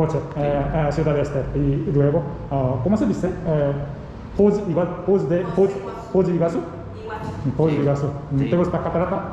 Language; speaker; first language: Spanish; non-native, learner; Korean